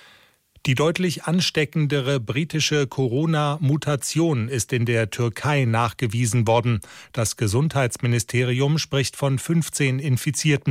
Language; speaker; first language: German; native; German